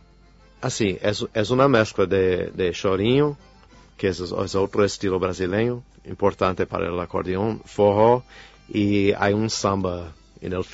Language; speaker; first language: Spanish; non-native, fluent; English